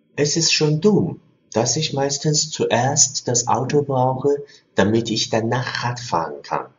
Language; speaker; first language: German; non-native, fluent; Chinese